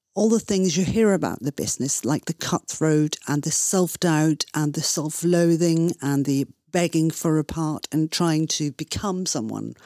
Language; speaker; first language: English; non-native, fluent; Danish